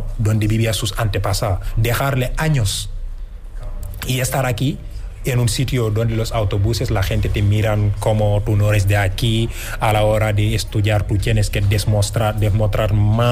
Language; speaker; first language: Spanish; non-native, fluent; Wolof